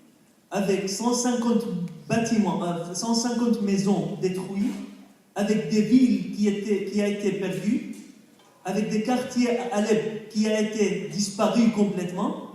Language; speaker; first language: French; non-native, fluent; Arabic